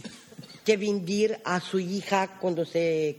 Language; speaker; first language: Spanish; non-native, learner; Romany